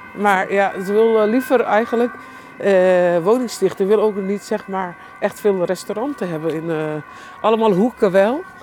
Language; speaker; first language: Dutch; non-native, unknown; Turkish